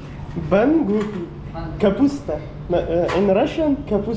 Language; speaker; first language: Russian; non-native, learner; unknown